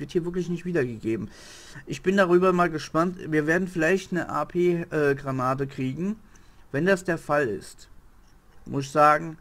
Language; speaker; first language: German; native; German